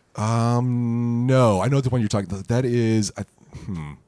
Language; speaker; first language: English; native; English